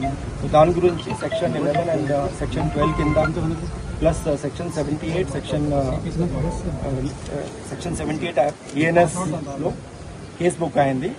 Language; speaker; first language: Telugu; non-native, local second language; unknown